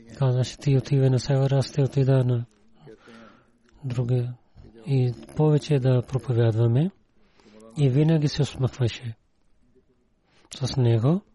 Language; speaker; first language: Bulgarian; non-native, learner; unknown